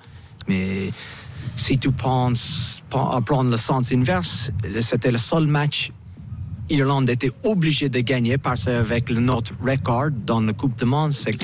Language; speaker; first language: French; non-native, fluent; English